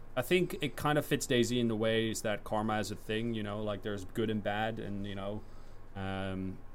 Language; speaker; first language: English; non-native, fluent; Dutch